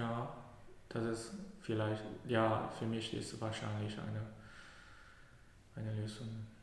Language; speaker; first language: German; non-native, learner; Cantonese